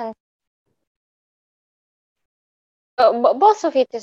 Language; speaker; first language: English; non-native, fluent; Belarusian